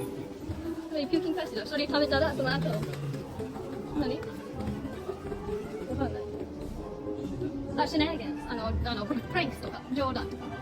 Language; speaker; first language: Japanese; non-native, learner; English